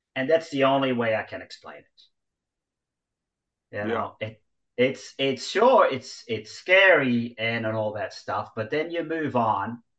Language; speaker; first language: English; non-native, fluent; Dutch